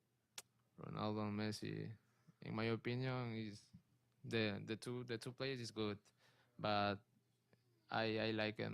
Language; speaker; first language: English; non-native, learner; Spanish